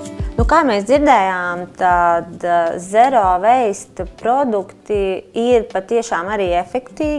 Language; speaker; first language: Latvian; native; Latvian